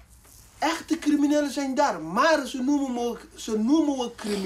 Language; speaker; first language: Dutch; non-native, learner; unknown